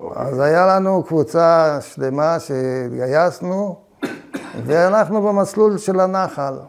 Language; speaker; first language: Hebrew; early bilingual, other home language; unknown